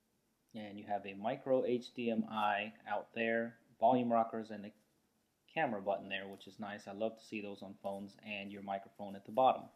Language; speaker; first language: English; native; English